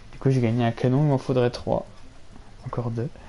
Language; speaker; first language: French; native; French